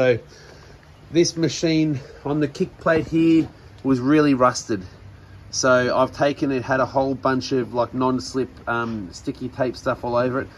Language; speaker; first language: English; native; English